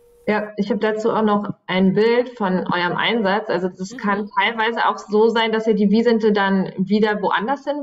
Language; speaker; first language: German; native; German